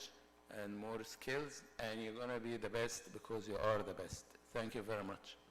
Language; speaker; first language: English; non-native, fluent; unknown